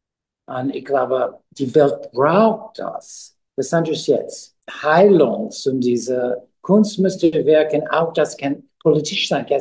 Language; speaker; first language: German; non-native, learner; English